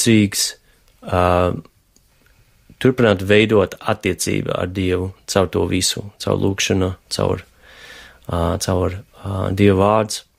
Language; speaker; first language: Latvian; non-native, fluent; English